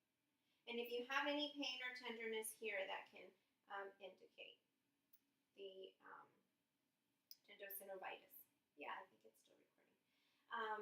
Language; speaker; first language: English; native; English